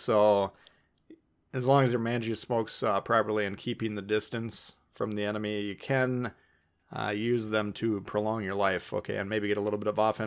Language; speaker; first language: English; native; English